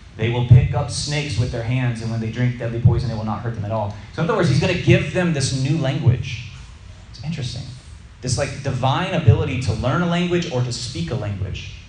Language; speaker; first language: English; native; English